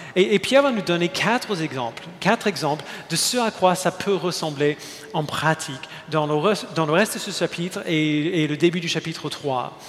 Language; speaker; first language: French; non-native, fluent; English